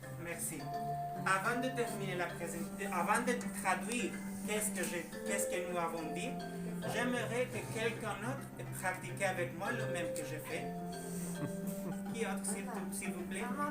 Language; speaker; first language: French; non-native, learner; Spanish